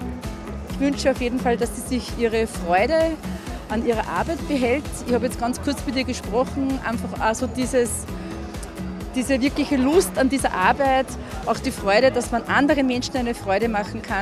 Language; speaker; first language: German; native; German